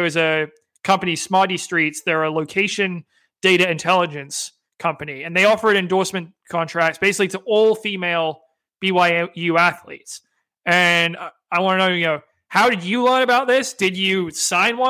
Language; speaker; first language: English; native; English